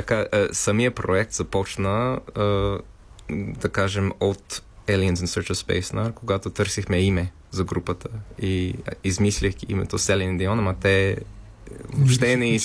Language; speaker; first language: Bulgarian; non-native, fluent; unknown